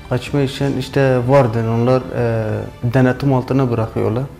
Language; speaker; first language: Turkish; non-native, learner; Kurdish